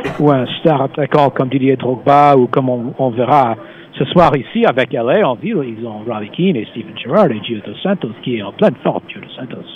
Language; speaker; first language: French; non-native, fluent; English